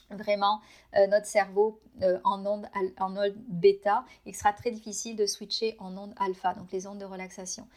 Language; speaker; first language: French; native; French